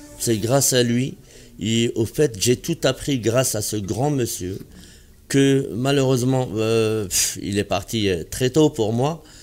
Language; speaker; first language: French; non-native, local second language; Arabic